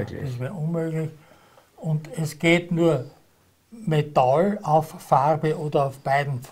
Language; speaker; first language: German; native; German